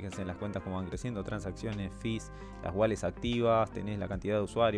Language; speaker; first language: Spanish; native; Spanish